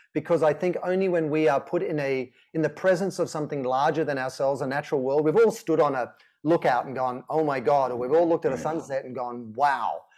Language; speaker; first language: English; native; English